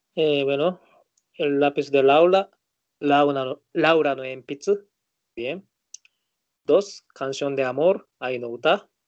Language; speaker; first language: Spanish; non-native, learner; Japanese